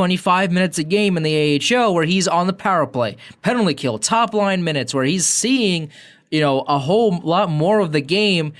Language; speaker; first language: English; native; English